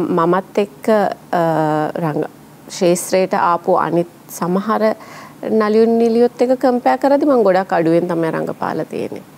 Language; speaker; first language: Sinhala; non-native, local second language; English